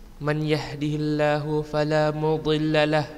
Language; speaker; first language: Arabic; non-native, fluent; Indonesian